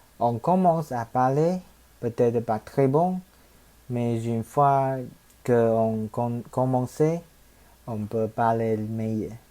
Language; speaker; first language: French; non-native, learner; Chinese